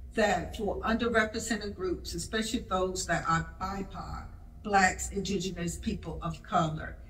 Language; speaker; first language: English; native; English